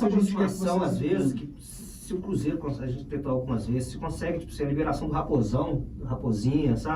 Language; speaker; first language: Portuguese; native; Portuguese